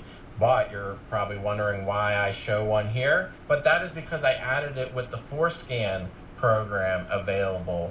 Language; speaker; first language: English; native; English